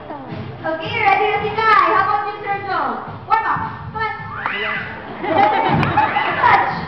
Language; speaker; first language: English; non-native, local second language; Filipino